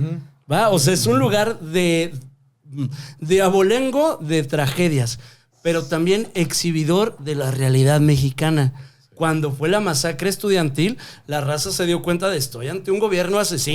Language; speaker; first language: Spanish; native; Spanish